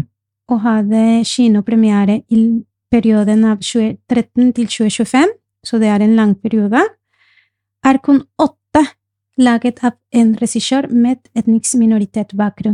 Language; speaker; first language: Norwegian; non-native, fluent; Spanish